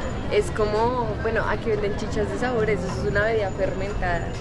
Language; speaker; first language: Spanish; native; Spanish